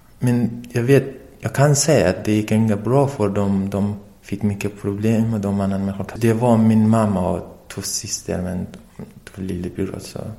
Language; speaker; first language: Swedish; non-native, learner; Persian